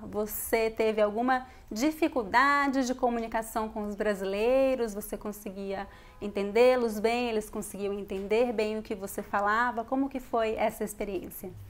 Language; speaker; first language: Portuguese; native; Portuguese